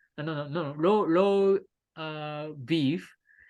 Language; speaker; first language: English; non-native, learner; Japanese